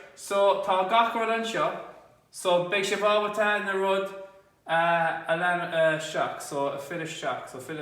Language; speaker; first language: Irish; non-native, local second language; English